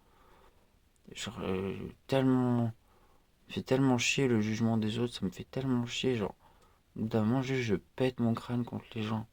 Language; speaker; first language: French; native; French